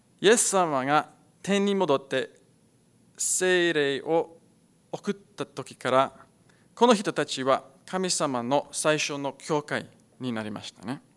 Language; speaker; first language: Japanese; non-native, learner; Afrikaans